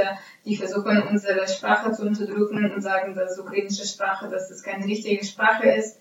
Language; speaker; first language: German; non-native, fluent; Ukrainian